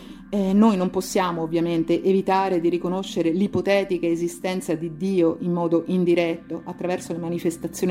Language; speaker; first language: Italian; native; Italian